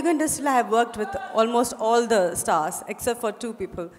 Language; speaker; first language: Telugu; non-native, fluent; Tamil